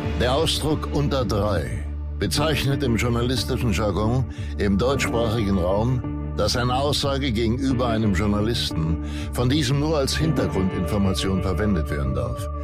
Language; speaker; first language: German; native; German